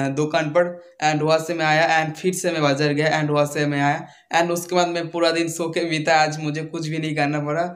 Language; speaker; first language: Hindi; non-native, local second language; Bangla